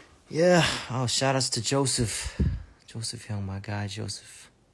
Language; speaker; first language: English; early bilingual, other home language; Korean